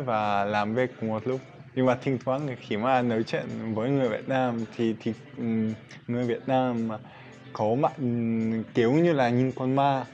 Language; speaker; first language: Vietnamese; non-native, fluent; Polish